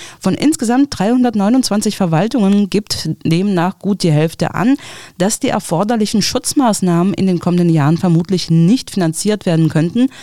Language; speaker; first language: German; early bilingual, other home language; Russian